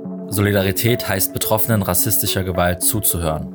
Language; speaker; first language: German; native; German